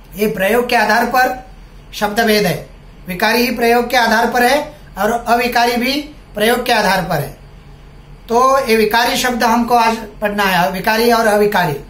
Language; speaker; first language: Hindi; non-native, local second language; Marathi